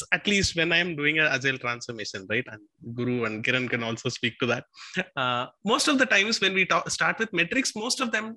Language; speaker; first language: English; non-native, local second language; Tamil